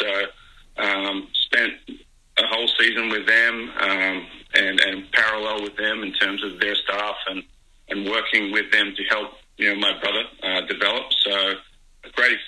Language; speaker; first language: English; native; English